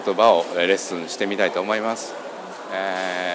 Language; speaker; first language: Japanese; native; Japanese